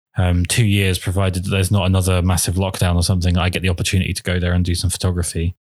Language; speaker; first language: English; native; English